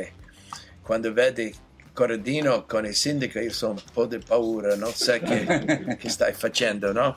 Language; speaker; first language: Italian; non-native, learner; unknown